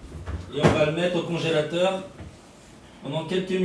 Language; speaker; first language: French; native; French